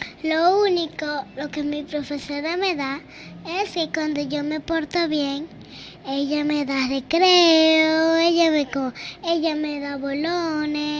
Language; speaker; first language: Spanish; early bilingual, other home language; Haitian Creole